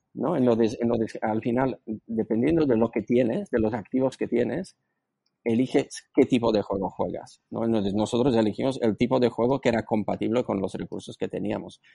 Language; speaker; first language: Spanish; non-native, fluent; Slovak